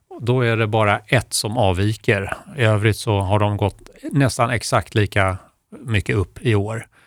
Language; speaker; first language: Swedish; native; Swedish